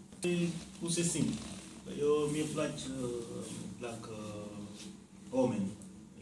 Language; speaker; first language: Romanian; non-native, learner; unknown